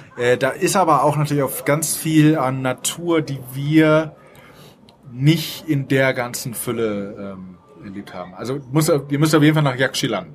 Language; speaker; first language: German; native; German